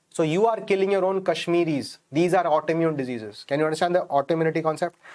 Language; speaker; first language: English; non-native, local second language; Hindi